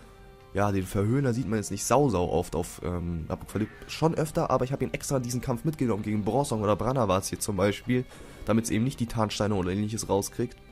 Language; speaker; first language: German; native; German